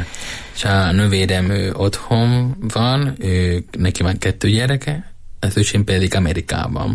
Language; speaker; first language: Hungarian; non-native, learner; Spanish